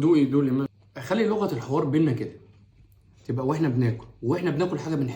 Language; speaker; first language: Arabic; native; Arabic